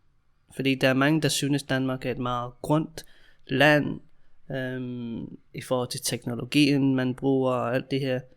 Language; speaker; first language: Danish; non-native, fluent; English